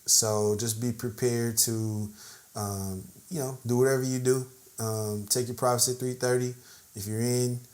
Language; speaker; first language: English; native; English